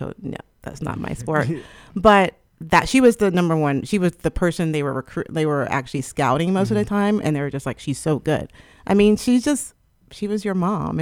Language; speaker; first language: English; native; English